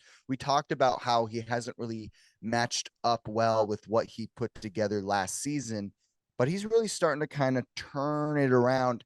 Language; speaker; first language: English; native; English